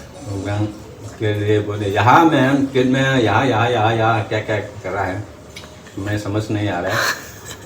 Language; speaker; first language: Hindi; non-native, local second language; Manipuri